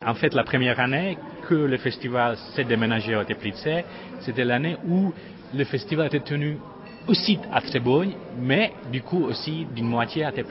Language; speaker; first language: French; non-native, fluent; Czech